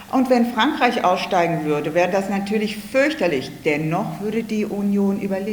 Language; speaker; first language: German; native; German